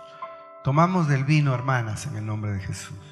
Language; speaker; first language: Spanish; native; Spanish